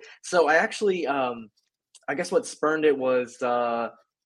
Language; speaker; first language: English; native; English